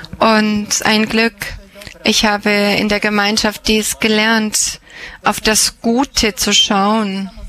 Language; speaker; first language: German; non-native, fluent; Croatian